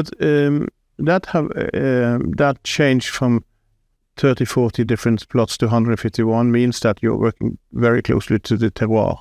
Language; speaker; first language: English; non-native, fluent; Norwegian